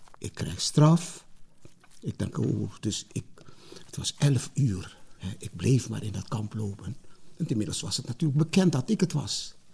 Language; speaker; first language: Dutch; early bilingual, other home language; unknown